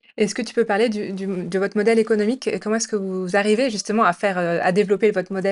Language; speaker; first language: French; native; French